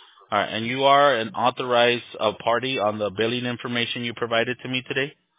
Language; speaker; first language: English; early bilingual, other home language; Spanish